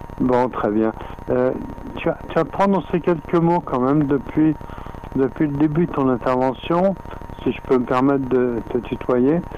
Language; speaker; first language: French; native; French